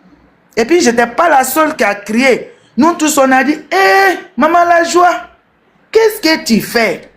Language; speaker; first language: French; non-native, local second language; Bambara